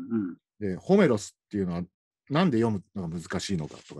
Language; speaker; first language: Japanese; native; Japanese